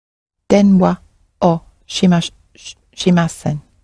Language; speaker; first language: Japanese; non-native, learner; English